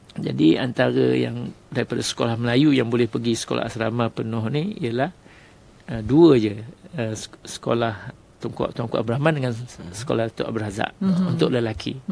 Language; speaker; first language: Malay; non-native, local second language; Chinese